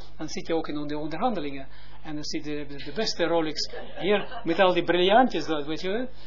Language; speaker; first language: Dutch; non-native, fluent; Hebrew